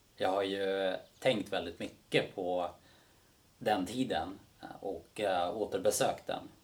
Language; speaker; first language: Swedish; early bilingual, other home language; Bosnian